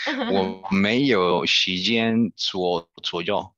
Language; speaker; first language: Chinese; non-native, learner; Spanish